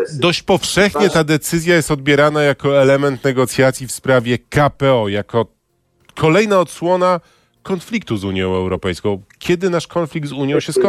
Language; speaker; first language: Polish; native; Polish